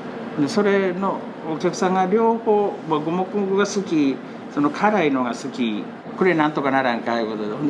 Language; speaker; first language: Japanese; native; Japanese